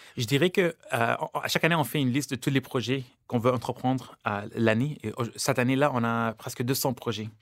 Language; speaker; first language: French; non-native, local second language; Arabic